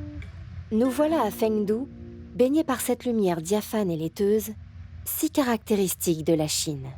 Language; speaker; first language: French; native; French